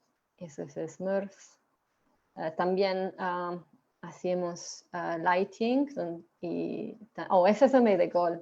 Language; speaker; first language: Spanish; non-native, fluent; Italian